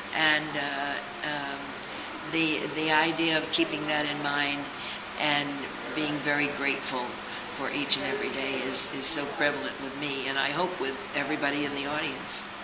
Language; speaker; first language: English; native; English